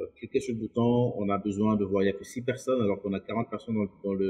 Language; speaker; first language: French; non-native, local second language; Lingala